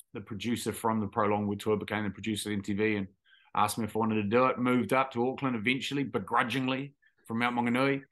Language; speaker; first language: English; native; English